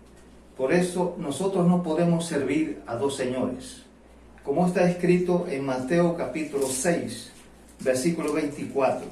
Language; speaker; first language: Spanish; non-native, fluent; Portuguese